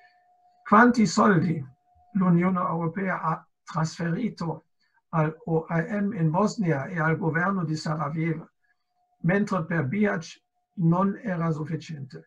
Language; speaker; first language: Italian; non-native, fluent; German